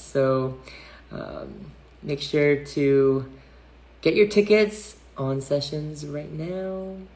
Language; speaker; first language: English; early bilingual, other home language; Korean